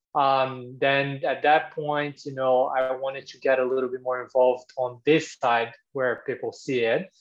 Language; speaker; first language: English; non-native, fluent; Portuguese